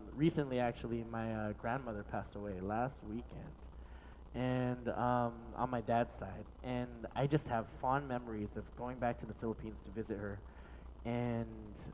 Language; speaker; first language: English; native; English